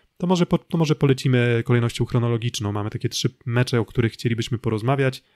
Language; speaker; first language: Polish; native; Polish